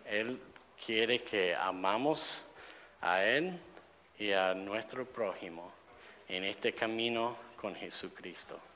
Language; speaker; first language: Spanish; non-native, fluent; English